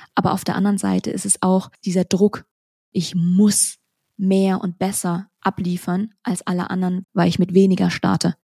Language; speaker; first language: German; early bilingual, other home language; Vietnamese